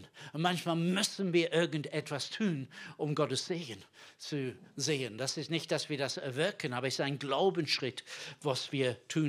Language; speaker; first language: German; non-native, fluent; English